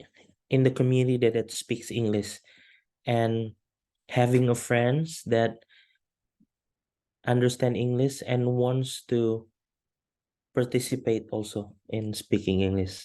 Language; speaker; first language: English; non-native, fluent; Indonesian